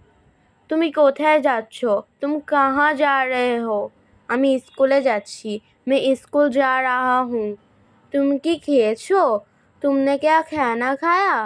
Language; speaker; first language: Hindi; non-native, learner; Bangla